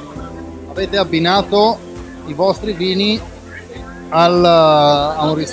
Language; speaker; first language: Italian; native; Italian